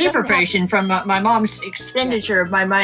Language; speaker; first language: English; native; English